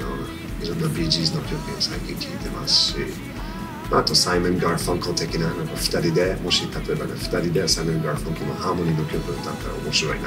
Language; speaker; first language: Japanese; non-native, fluent; English